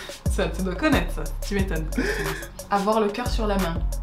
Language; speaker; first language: French; native; French